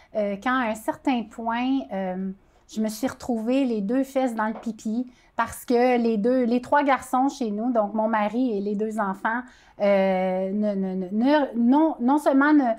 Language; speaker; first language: French; native; French